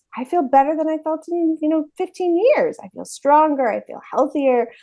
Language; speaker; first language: English; native; English